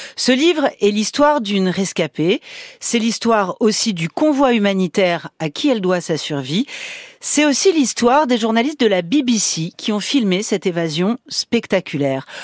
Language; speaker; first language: French; native; French